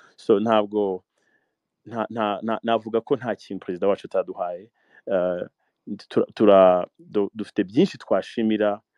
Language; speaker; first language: Kinyarwanda; early bilingual, heritage; Kinyarwanda